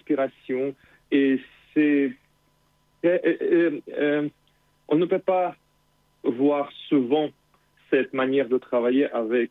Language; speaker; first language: French; non-native, fluent; Russian